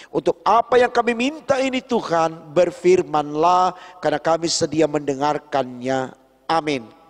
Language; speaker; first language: Indonesian; native; Indonesian